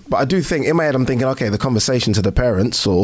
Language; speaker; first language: English; native; English